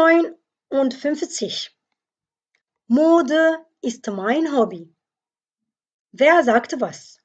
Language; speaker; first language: German; non-native, fluent; Arabic